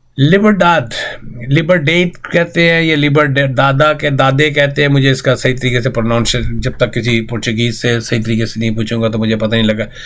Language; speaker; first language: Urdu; native; Urdu